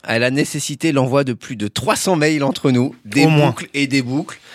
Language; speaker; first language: French; native; French